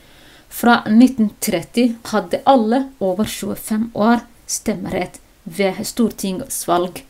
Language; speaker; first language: Norwegian; non-native, learner; Somali